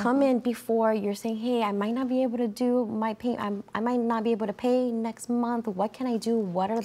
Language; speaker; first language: English; early bilingual, other home language; Spanish